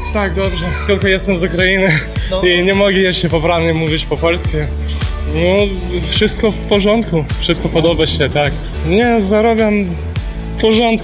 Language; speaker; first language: Polish; non-native, learner; Ukrainian